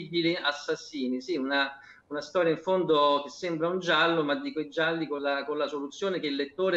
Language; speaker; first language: Italian; native; Italian